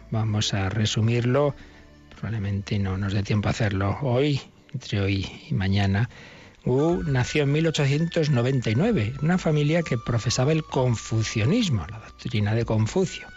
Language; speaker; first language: Spanish; native; Spanish